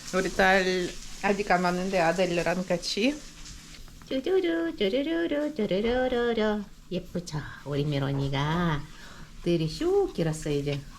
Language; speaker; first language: Korean; non-native, fluent; Russian